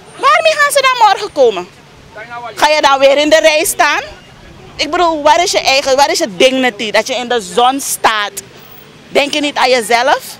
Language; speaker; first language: Dutch; native; Dutch